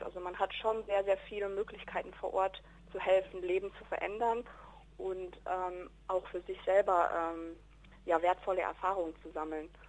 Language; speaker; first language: German; native; German